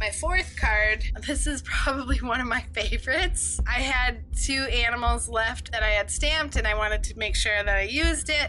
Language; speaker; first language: English; native; English